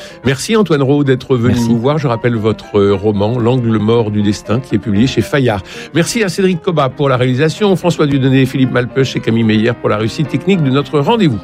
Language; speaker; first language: French; native; French